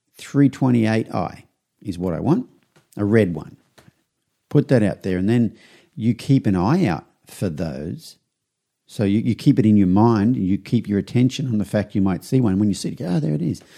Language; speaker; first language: English; native; English